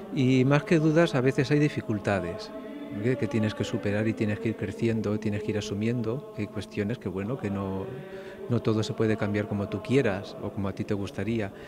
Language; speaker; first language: Spanish; native; Spanish